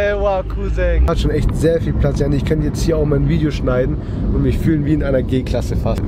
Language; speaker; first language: German; early bilingual, other home language; Turkish